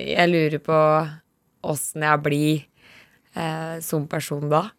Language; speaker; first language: Norwegian; native; Norwegian